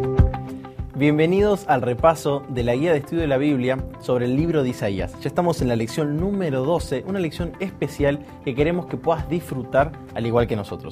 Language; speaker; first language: Spanish; native; Spanish